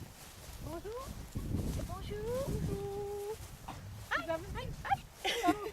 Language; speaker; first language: French; non-native, fluent; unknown